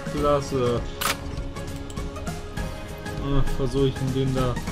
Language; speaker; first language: German; native; German